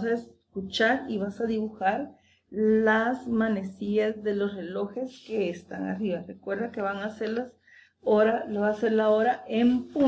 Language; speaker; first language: Spanish; native; Spanish